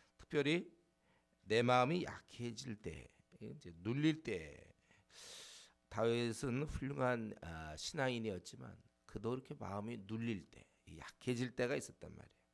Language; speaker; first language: Korean; native; Korean